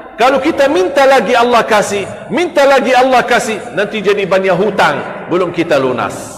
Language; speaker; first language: Malay; non-native, fluent; Arabic